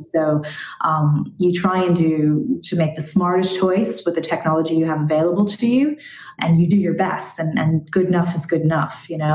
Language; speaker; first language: English; native; English